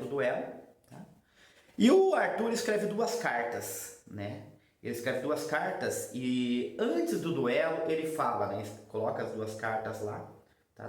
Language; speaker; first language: Portuguese; native; Portuguese